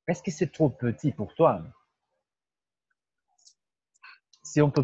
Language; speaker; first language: French; non-native, fluent; Portuguese